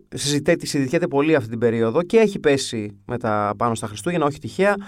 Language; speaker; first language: Greek; early bilingual, other home language; English